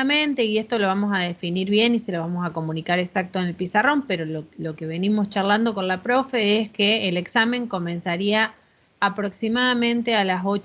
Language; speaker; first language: Spanish; native; Spanish